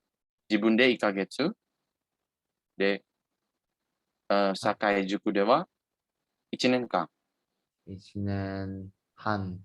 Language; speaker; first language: Japanese; non-native, fluent; Indonesian